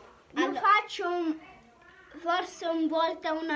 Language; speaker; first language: Italian; early bilingual, heritage; Italian